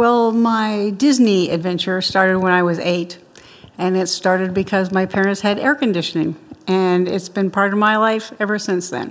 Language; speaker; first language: English; native; English